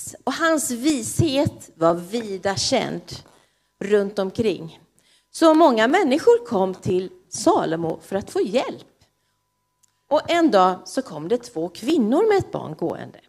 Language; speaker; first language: Swedish; native; Swedish